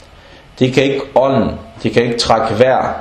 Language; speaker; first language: Danish; non-native, local second language; Arabic